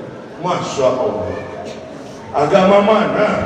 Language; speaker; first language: Indonesian; native; Indonesian